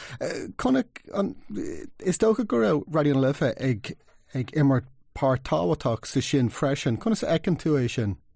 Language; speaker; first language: Irish; non-native, local second language; English